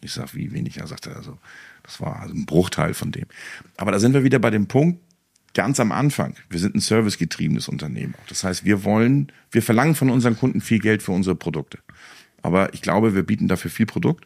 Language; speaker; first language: German; native; German